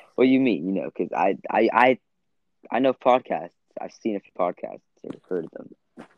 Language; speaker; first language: English; early bilingual, other home language; Italian